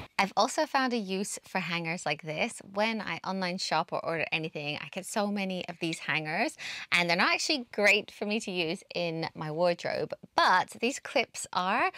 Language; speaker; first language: English; native; English